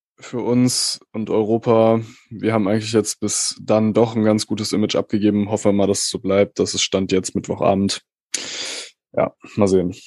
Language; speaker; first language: German; native; German